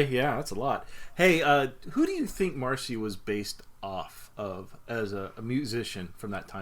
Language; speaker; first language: English; native; English